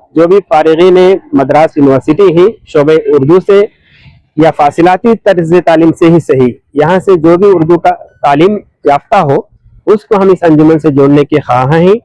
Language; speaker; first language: Urdu; native; Urdu